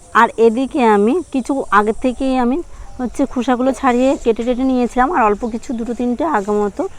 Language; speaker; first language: Bangla; native; Bangla